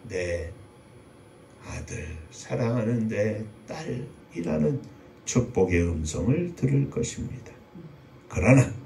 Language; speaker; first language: Korean; native; Korean